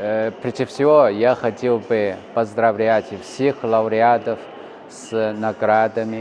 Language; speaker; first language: Russian; non-native, fluent; Chinese